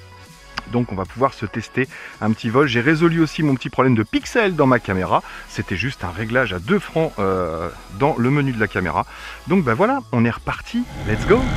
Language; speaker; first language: French; native; French